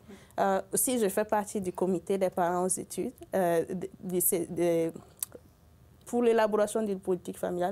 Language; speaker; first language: French; non-native, local second language; Bambara